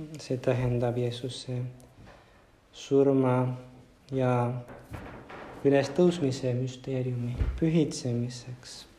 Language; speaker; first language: Estonian; non-native, fluent; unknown